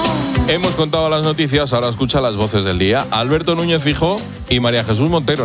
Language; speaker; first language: Spanish; native; Spanish